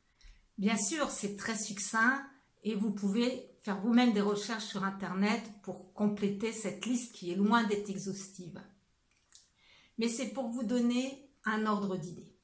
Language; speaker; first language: French; native; French